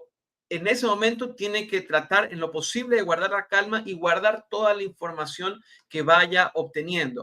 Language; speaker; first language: Spanish; native; Spanish